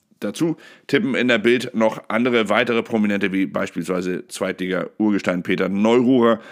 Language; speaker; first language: German; native; German